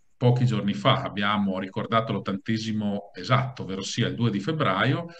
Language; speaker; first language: Italian; native; Italian